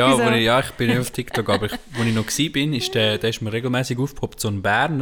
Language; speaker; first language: German; native; German